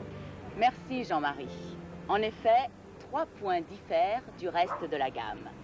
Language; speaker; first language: French; native; French